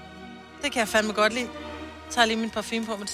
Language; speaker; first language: Danish; native; Danish